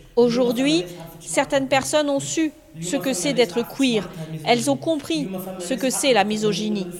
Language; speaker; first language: French; non-native, local second language; Arabic